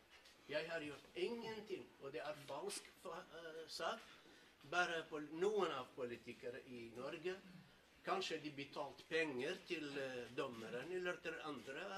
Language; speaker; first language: Norwegian; non-native, learner; Kurdish